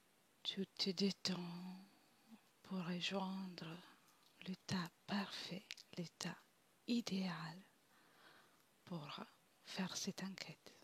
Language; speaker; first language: French; non-native, fluent; Italian